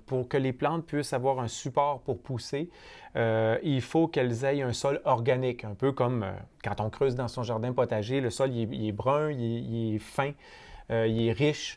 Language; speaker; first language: French; native; French